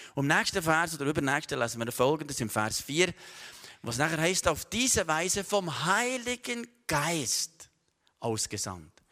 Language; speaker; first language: German; native; German